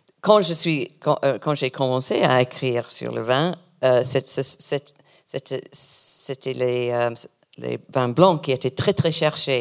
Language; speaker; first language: French; non-native, learner; English